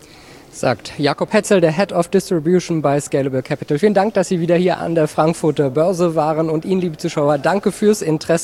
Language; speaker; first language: German; native; German